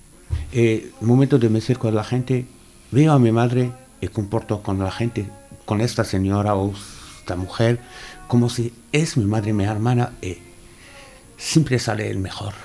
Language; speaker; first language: Spanish; non-native, fluent; Arabic